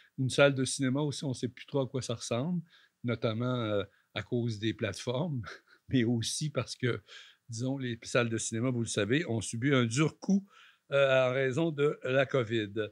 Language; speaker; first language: French; native; French